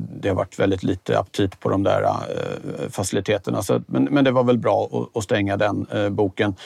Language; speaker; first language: Swedish; native; Swedish